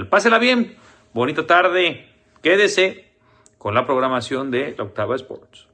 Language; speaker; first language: Spanish; native; Spanish